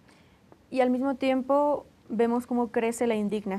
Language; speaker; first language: Spanish; native; Spanish